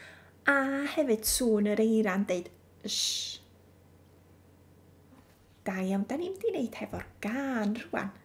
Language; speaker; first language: Welsh; native; Welsh